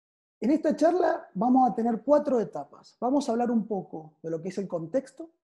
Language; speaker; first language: Spanish; native; Spanish